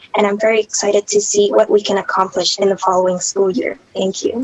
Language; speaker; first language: English; non-native, local second language; Cantonese